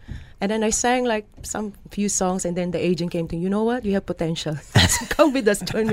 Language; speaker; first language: English; non-native, local second language; Filipino